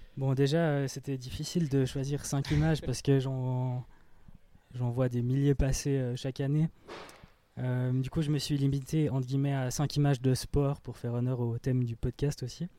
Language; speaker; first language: French; native; French